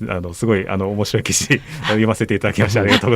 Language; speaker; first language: Japanese; native; Japanese